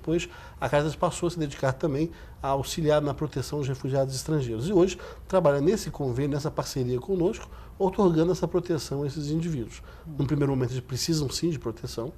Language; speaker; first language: Portuguese; native; Portuguese